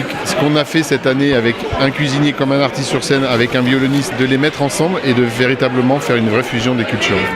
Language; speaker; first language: French; native; French